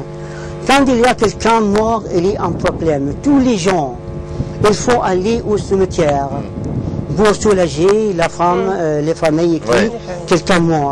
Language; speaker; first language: French; non-native, learner; Arabic